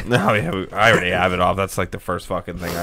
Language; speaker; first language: English; native; English